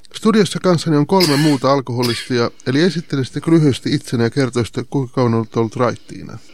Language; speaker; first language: Finnish; native; Finnish